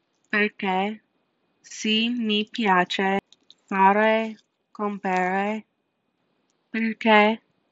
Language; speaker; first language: Italian; non-native, learner; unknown